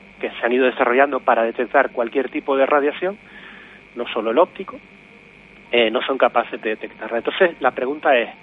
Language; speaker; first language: Spanish; native; Spanish